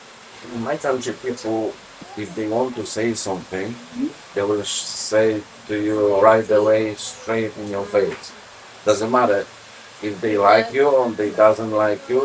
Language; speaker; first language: English; non-native, learner; Polish